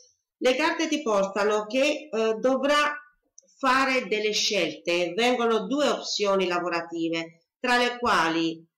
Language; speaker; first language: Italian; native; Italian